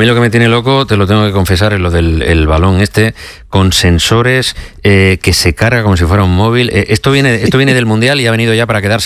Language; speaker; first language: Spanish; native; Spanish